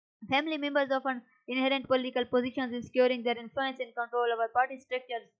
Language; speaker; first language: English; non-native, local second language; Urdu